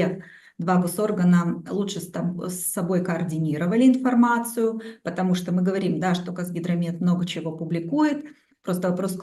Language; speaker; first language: Russian; native; Russian